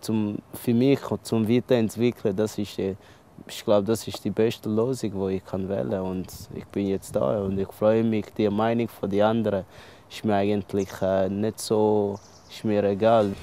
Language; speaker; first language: German; early bilingual, other home language; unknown